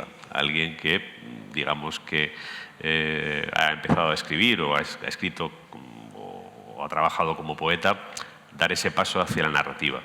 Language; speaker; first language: Spanish; native; Spanish